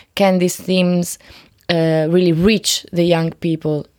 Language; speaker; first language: English; non-native, learner; Italian